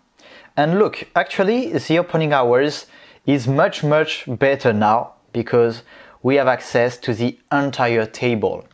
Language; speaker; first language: English; non-native, fluent; French